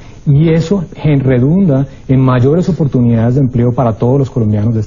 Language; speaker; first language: Spanish; native; Spanish